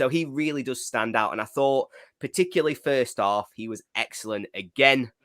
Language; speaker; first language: English; native; English